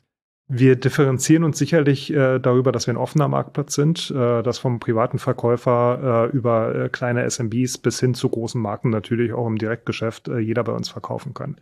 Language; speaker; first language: German; native; German